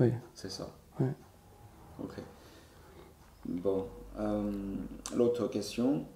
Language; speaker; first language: French; non-native, learner; Chinese